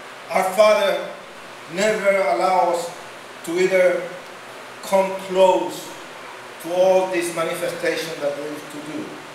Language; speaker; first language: English; non-native, fluent; Spanish